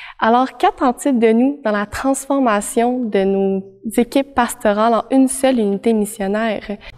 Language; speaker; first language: French; native; French